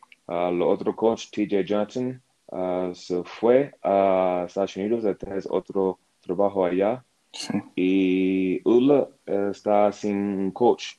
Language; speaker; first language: Spanish; non-native, learner; English